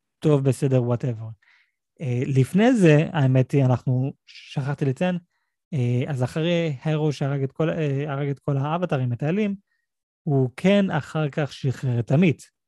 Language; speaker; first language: Hebrew; native; Hebrew